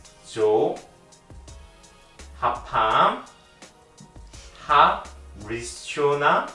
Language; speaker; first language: Hebrew; non-native, learner; Korean